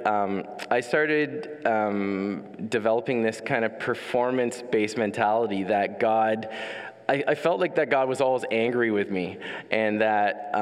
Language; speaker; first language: English; native; English